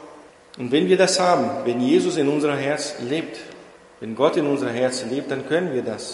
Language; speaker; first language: German; non-native, fluent; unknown